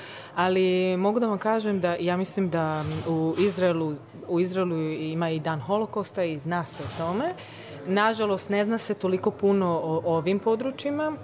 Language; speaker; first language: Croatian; early bilingual, other home language; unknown